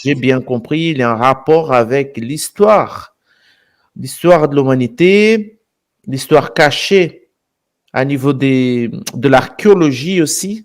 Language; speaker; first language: French; non-native, fluent; Portuguese